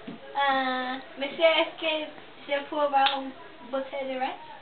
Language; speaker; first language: French; non-native, learner; English